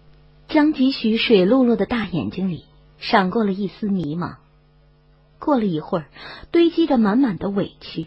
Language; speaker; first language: Chinese; native; Chinese